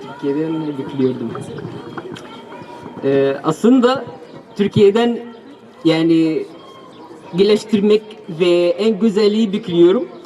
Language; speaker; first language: Turkish; non-native, learner; Arabic